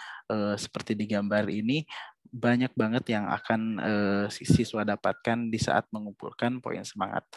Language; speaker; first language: Malay; native; Malay